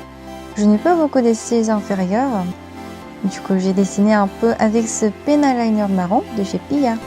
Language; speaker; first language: French; non-native, learner; Korean